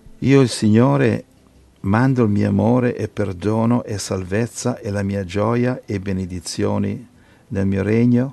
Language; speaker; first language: Italian; native; Italian